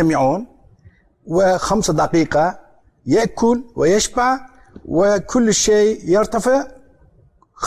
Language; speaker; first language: Arabic; non-native, learner; Turkish